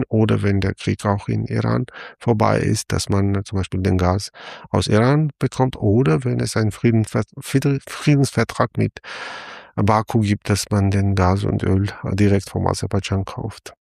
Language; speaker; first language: German; non-native, fluent; Armenian